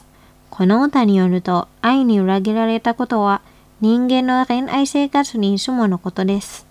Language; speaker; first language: Japanese; non-native, fluent; Indonesian